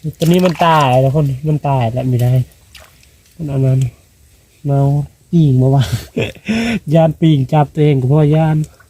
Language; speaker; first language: Thai; native; Thai